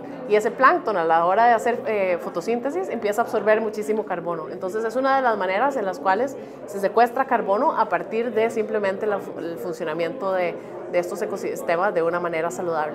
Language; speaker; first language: Spanish; native; Spanish